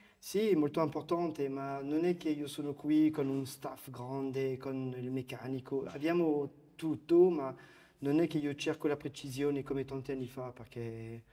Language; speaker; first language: Italian; non-native, fluent; French